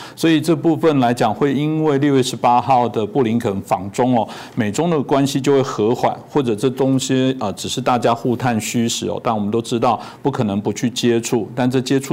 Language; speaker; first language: Chinese; native; Chinese